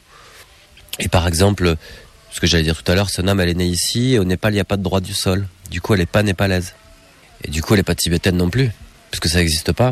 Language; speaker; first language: French; native; French